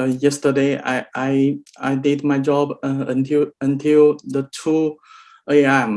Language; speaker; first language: English; non-native, learner; Chinese